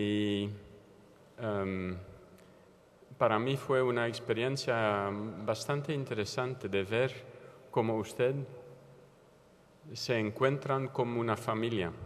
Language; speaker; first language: Spanish; non-native, learner; French